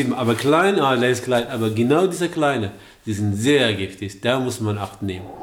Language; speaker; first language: German; early bilingual, other home language; Arabic